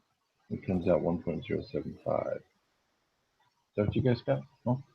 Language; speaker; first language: English; native; English